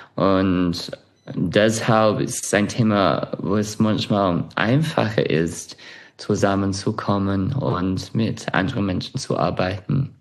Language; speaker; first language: German; non-native, fluent; English